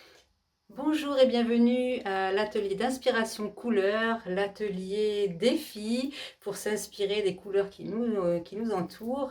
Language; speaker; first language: French; native; French